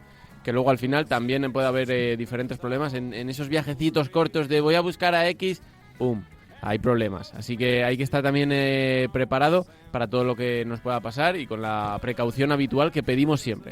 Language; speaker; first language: Spanish; native; Spanish